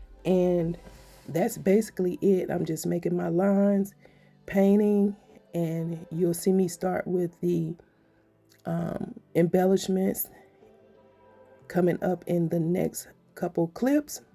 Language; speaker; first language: English; native; English